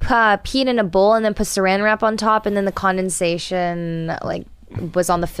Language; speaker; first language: English; non-native, fluent; Japanese